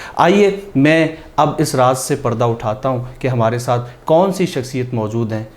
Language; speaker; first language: Urdu; non-native, local second language; Punjabi